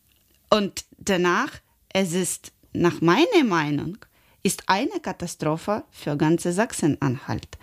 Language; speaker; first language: German; non-native, learner; Ukrainian